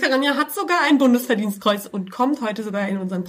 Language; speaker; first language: German; native; German